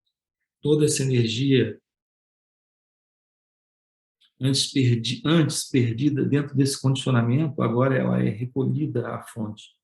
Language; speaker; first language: Portuguese; native; Portuguese